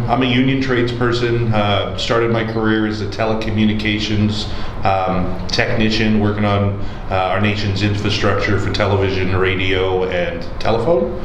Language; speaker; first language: English; native; English